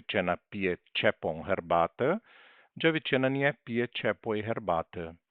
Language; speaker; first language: Polish; non-native, learner; Portuguese